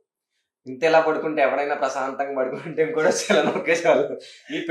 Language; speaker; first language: Telugu; native; Telugu